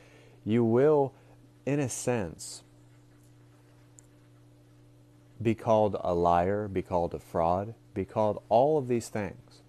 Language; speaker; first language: English; native; English